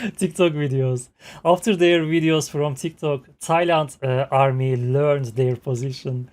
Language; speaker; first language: English; non-native, fluent; Turkish